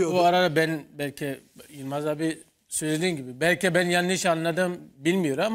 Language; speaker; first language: Turkish; non-native, learner; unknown